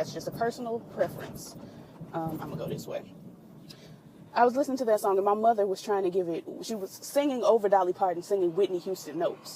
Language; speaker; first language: English; native; English